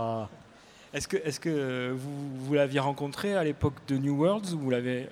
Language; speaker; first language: French; native; French